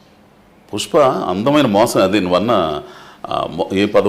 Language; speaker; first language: Telugu; native; Telugu